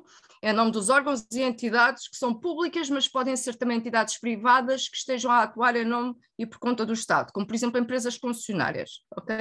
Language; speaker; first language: Portuguese; native; Portuguese